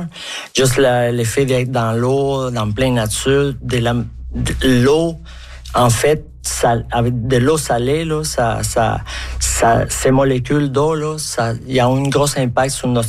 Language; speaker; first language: French; non-native, fluent; Spanish